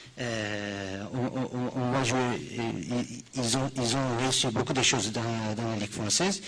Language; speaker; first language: French; non-native, fluent; Turkish